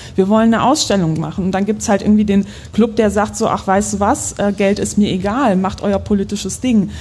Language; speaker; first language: German; early bilingual, other home language; Polish